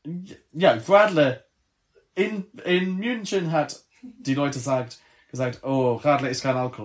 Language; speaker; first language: German; non-native, learner; English